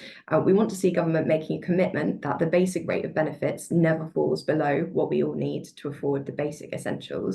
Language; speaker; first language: English; native; English